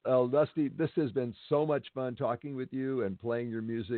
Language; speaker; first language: English; native; English